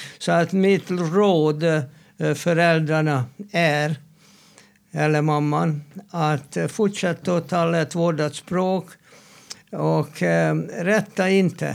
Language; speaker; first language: Swedish; non-native, fluent; Hungarian